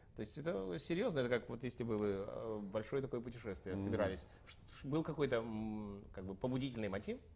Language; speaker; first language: Russian; native; Russian